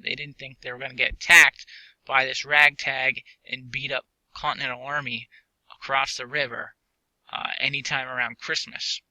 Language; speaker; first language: English; native; English